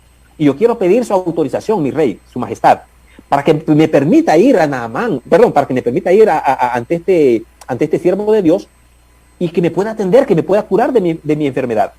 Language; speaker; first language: Spanish; native; Spanish